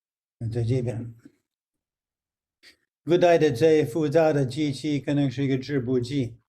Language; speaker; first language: Chinese; non-native, fluent; English